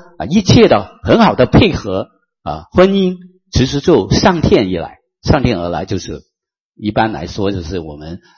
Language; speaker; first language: Chinese; non-native, local second language; Cantonese